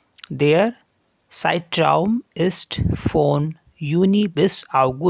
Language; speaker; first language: German; non-native, fluent; Hindi